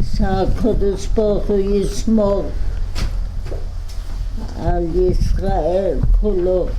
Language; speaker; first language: Hebrew; non-native, fluent; German